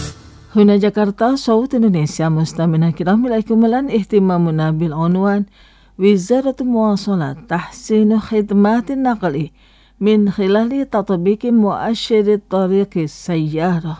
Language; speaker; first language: Arabic; non-native, fluent; Indonesian